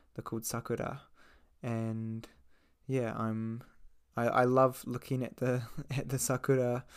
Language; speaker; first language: English; native; English